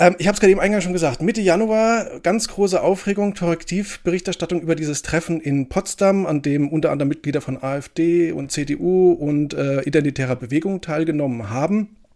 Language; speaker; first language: German; native; German